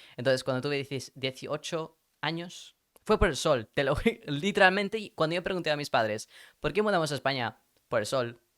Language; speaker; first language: Spanish; early bilingual, other home language; English